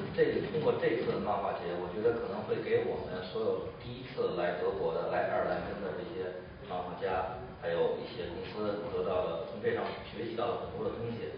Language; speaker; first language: Chinese; native; Chinese